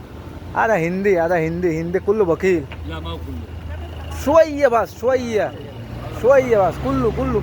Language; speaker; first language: Arabic; non-native, learner; Bangla